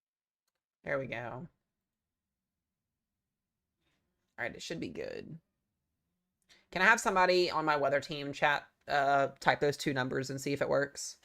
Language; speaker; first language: English; native; English